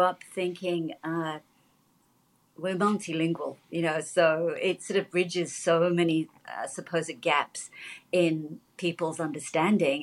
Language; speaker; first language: English; native; English